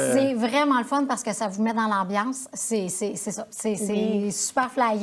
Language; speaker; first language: French; native; French